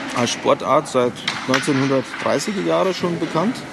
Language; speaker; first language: German; non-native, fluent; Latvian